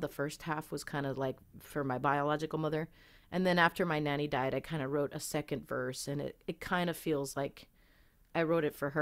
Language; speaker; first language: English; early bilingual, other home language; Spanish